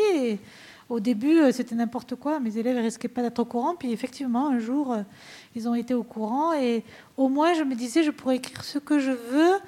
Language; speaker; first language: French; native; French